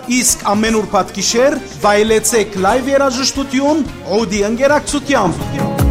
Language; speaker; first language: Armenian; early bilingual, heritage; Armenian